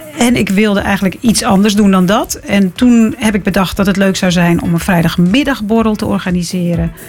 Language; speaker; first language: Dutch; native; Dutch